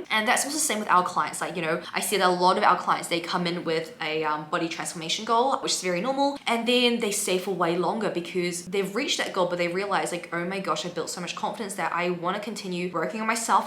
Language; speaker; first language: English; native; English